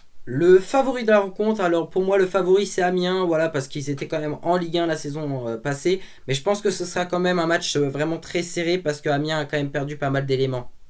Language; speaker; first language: French; native; French